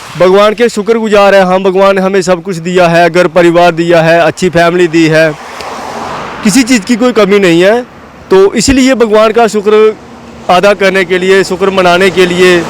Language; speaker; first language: Hindi; non-native, local second language; Dogri